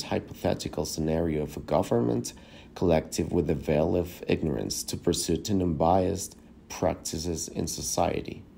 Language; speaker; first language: English; non-native, fluent; Spanish